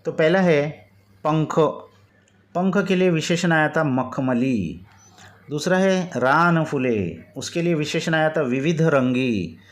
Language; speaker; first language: Hindi; non-native, local second language; Marathi